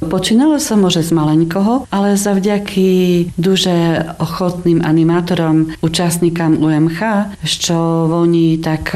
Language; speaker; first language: Ukrainian; non-native, local second language; Rusyn